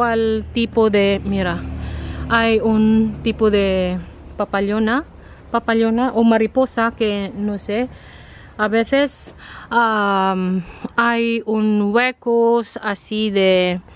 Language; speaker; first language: Spanish; non-native, learner; Filipino